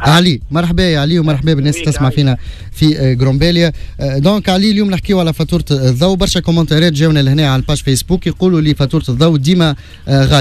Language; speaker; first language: Arabic; native; Arabic